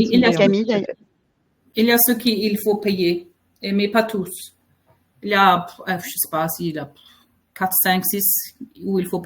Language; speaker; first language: French; non-native, fluent; Faroese